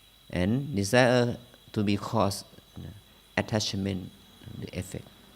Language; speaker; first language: English; non-native, learner; Thai